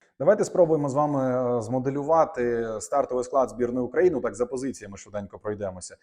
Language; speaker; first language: Ukrainian; native; Ukrainian